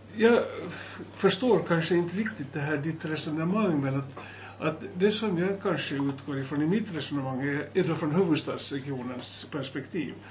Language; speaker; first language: Swedish; native; Swedish